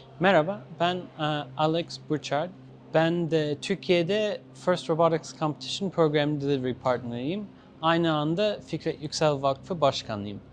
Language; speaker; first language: Turkish; non-native, fluent; English